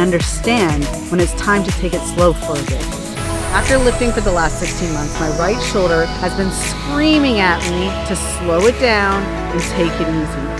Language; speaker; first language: English; native; English